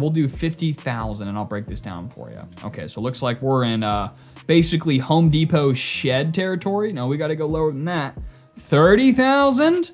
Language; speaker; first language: English; native; English